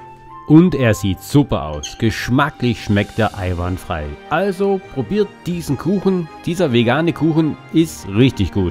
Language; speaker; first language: German; native; German